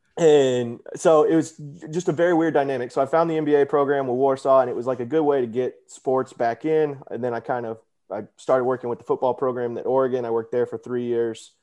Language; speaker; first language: English; native; English